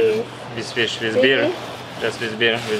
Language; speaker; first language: English; non-native, learner; Russian